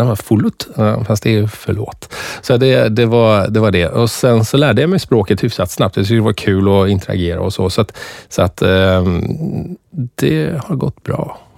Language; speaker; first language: Swedish; early bilingual, other home language; Persian